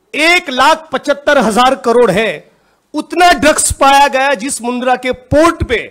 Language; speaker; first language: Hindi; non-native, local second language; Gujarati